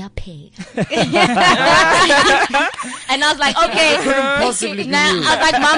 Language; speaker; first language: English; non-native, local second language; Southern Sotho